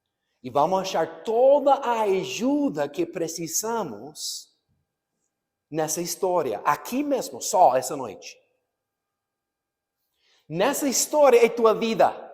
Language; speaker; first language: Portuguese; non-native, fluent; English